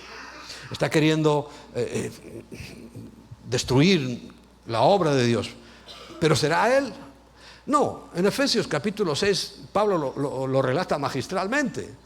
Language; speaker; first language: Spanish; native; Spanish